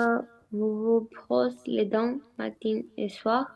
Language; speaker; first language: French; non-native, learner; Romanian